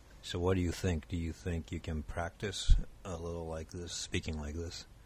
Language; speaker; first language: English; non-native, fluent; Japanese